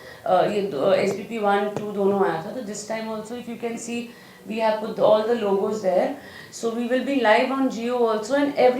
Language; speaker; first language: Hindi; native; Hindi